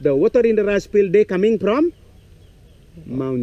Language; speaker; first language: English; non-native, learner; Balinese